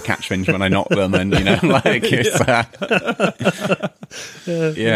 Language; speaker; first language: English; native; English